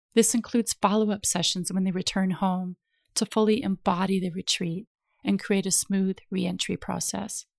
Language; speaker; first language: English; native; English